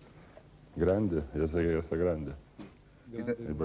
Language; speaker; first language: Spanish; non-native, learner; Lithuanian